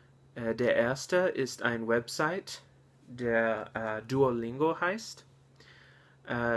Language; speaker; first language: German; non-native, learner; English